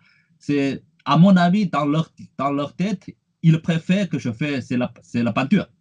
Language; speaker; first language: French; non-native, fluent; Chinese